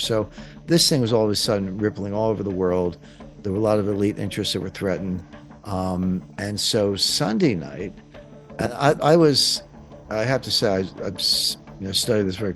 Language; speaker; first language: English; native; English